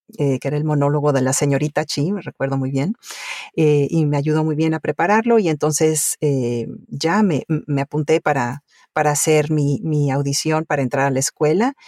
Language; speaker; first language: Spanish; early bilingual, other home language; Italian